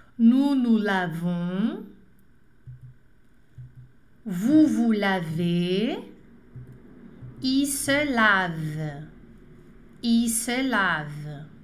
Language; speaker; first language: French; non-native, fluent; Portuguese